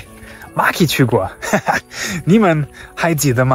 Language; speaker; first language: Chinese; non-native, fluent; German